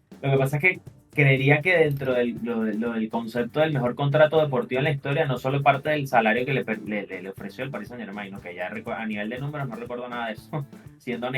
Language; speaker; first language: Spanish; native; Spanish